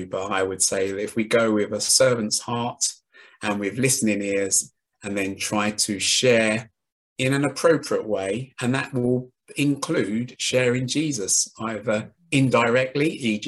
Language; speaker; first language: English; native; English